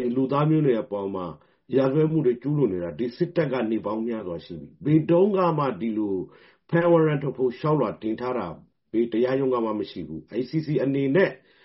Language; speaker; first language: Burmese; non-native, local second language; Rohingya